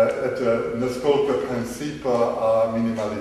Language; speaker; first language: Russian; non-native, learner; English